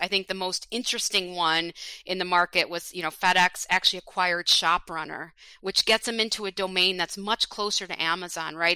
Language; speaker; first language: English; native; English